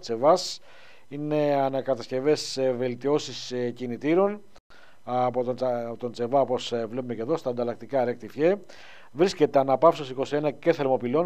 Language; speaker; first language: Greek; native; Greek